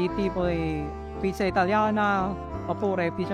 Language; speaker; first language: Italian; non-native, learner; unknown